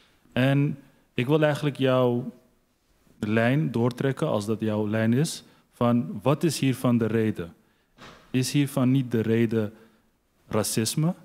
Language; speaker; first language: Dutch; early bilingual, other home language; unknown